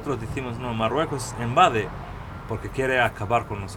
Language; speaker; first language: Spanish; non-native, local second language; Arabic